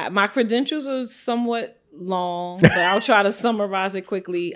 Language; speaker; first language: English; native; English